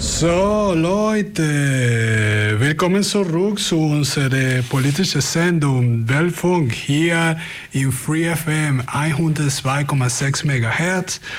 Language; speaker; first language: German; non-native, fluent; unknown